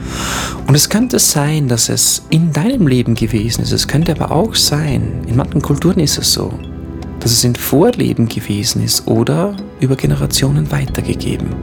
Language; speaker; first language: German; native; German